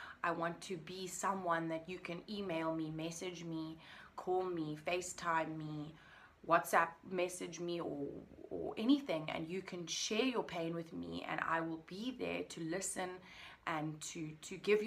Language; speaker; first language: English; native; English